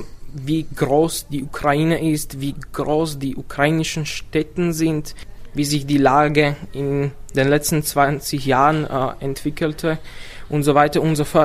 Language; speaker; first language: German; non-native, fluent; Slovak